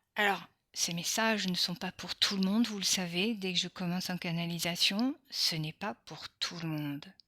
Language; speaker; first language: French; early bilingual, other home language; Portuguese